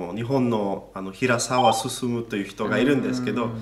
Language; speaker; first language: Japanese; non-native, fluent; Italian